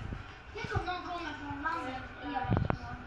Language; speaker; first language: Swedish; early bilingual, other home language; Kurdish